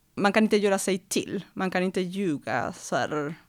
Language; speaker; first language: Swedish; non-native, fluent; Spanish